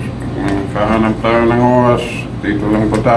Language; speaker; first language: Filipino; non-native, learner; English